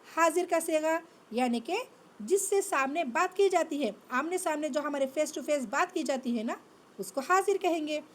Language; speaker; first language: Urdu; native; Urdu